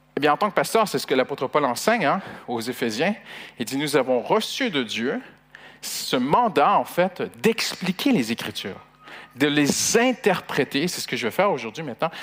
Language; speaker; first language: French; native; French